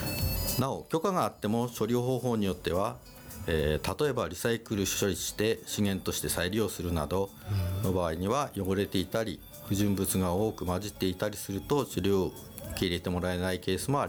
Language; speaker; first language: Japanese; native; Japanese